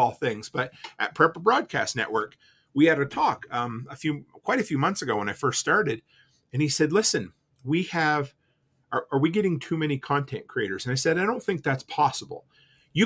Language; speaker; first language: English; native; English